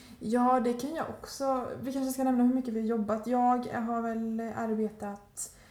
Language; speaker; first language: Swedish; early bilingual, other home language; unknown